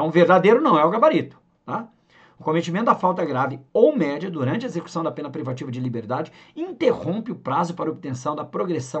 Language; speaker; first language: Portuguese; native; Portuguese